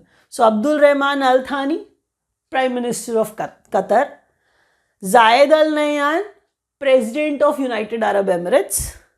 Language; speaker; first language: English; non-native, local second language; Hindi